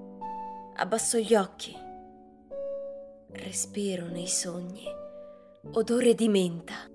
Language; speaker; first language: Italian; native; Italian